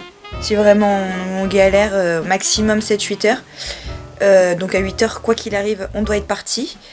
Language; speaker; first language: French; native; French